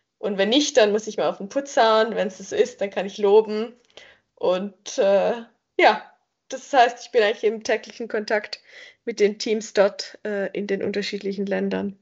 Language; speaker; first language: German; native; German